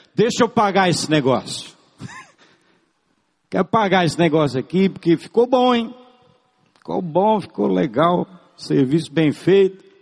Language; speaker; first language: Portuguese; non-native, local second language; German